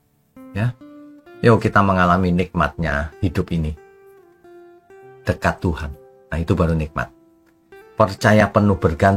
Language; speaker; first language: Indonesian; native; Indonesian